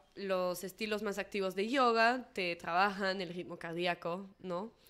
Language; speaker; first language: Spanish; non-native, fluent; English